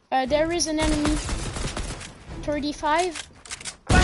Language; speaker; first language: English; non-native, learner; French